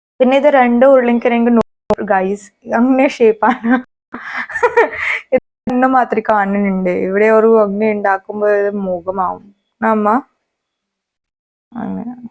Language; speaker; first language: Malayalam; non-native, learner; Hindi